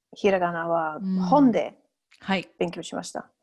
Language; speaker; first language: Japanese; non-native, learner; English